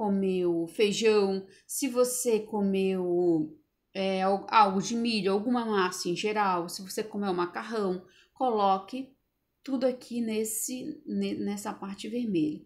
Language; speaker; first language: Portuguese; native; Portuguese